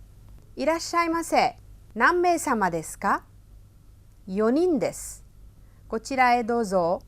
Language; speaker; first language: Japanese; non-native, fluent; Hindi